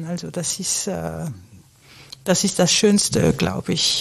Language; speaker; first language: German; non-native, fluent; French